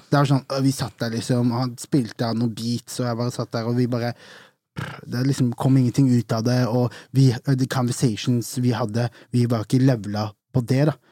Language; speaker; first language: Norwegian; native; Norwegian